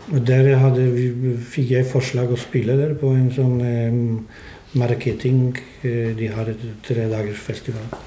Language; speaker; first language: Norwegian; non-native, fluent; Polish